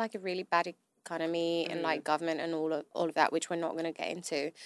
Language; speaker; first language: English; native; English